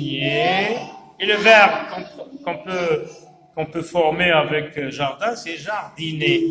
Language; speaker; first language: French; non-native, local second language; Arabic